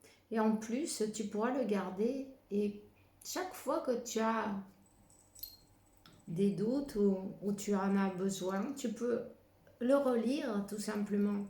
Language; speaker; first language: French; non-native, fluent; Spanish